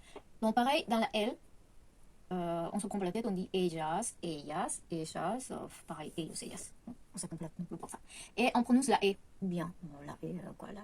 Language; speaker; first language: French; non-native, fluent; Spanish